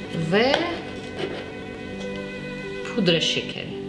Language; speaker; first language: Turkish; non-native, learner; Russian